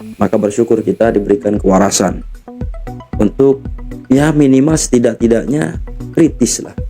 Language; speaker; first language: Indonesian; native; Indonesian